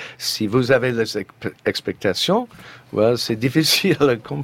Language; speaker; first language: French; non-native, learner; English